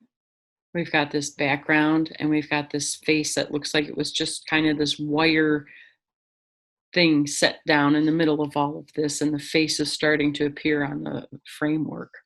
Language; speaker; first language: English; native; English